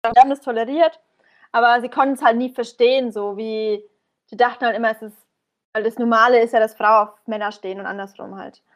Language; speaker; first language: German; early bilingual, other home language; Persian